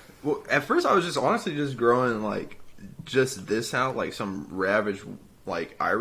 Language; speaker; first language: English; native; English